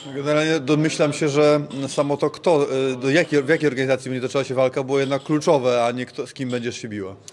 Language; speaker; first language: Polish; native; Polish